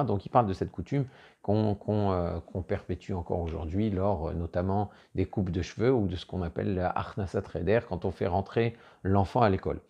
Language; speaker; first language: French; native; French